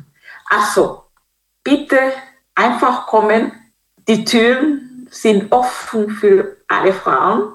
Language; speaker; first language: German; non-native, fluent; Kinyarwanda